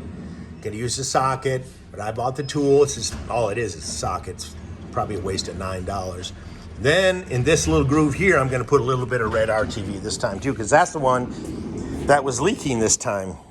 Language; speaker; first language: English; native; English